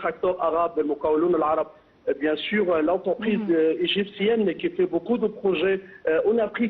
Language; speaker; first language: French; non-native, fluent; Arabic